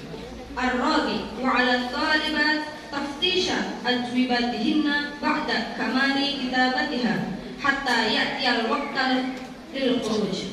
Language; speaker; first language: Arabic; non-native, learner; Indonesian